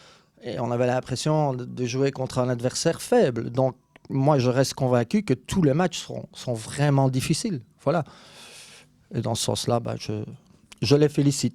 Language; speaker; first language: French; native; French